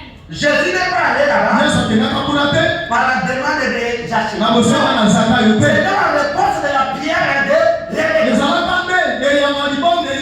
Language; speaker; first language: French; non-native, local second language; Lingala